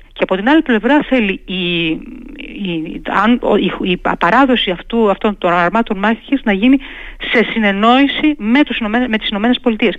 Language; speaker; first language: Greek; native; Greek